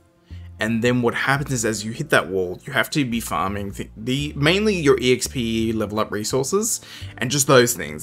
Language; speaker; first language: English; native; English